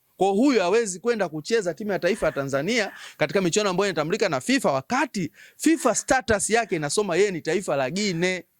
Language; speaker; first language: Swahili; native; Swahili